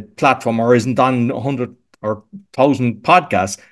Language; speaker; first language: English; native; English